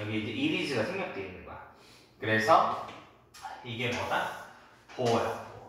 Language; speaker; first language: Korean; native; Korean